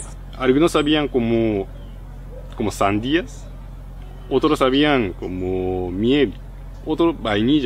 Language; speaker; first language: Spanish; non-native, fluent; Japanese